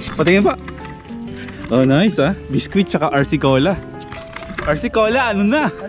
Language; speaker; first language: Filipino; non-native, local second language; Aklanon